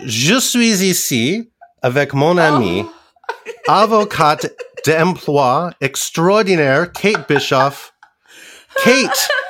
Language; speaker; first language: French; non-native, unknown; English